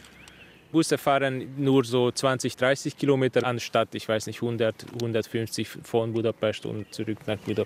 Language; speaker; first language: German; non-native, fluent; Hungarian